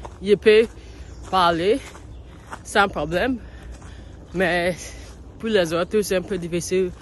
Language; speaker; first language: French; non-native, learner; English